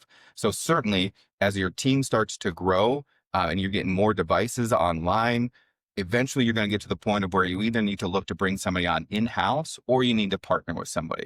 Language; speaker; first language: English; native; English